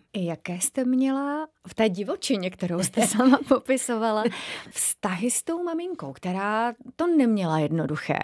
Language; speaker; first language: Czech; native; Czech